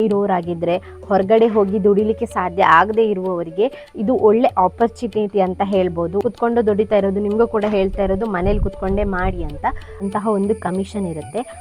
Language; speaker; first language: Kannada; non-native, local second language; Konkani